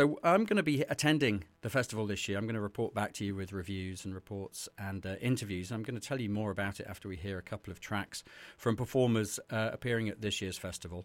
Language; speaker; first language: English; native; English